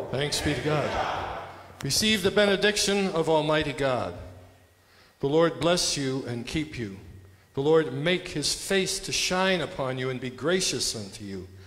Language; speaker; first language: English; native; English